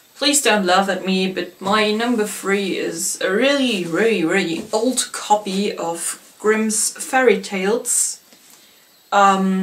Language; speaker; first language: English; non-native, fluent; German